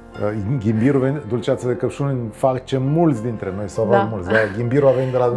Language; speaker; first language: Romanian; native; Romanian